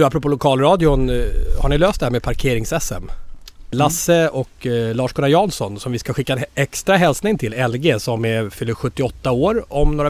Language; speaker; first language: Swedish; native; Swedish